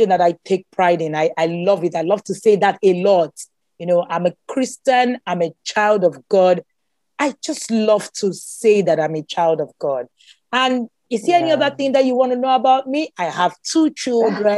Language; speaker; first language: English; non-native, local second language; Igbo